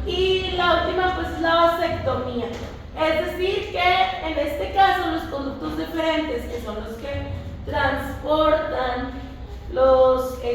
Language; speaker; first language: Spanish; native; Spanish